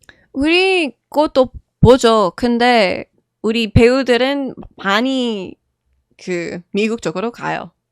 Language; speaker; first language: Korean; non-native, fluent; English